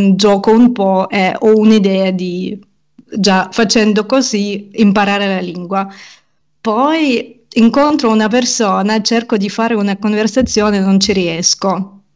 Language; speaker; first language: Italian; non-native, fluent; Russian